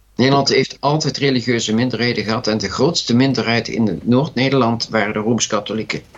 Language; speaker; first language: Dutch; native; Dutch